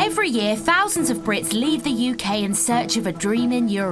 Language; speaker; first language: English; native; English